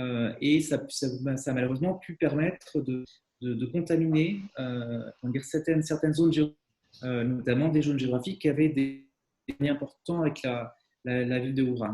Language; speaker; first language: French; native; French